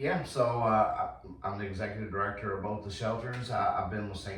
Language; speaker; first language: English; native; English